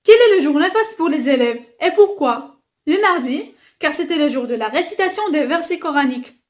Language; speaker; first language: French; non-native, local second language; Arabic